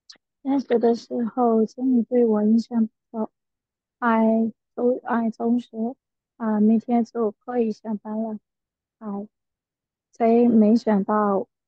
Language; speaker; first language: Chinese; non-native, learner; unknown